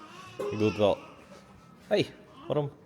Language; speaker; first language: Dutch; early bilingual, other home language; Filipino